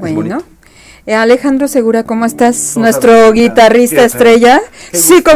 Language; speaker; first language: Spanish; native; Spanish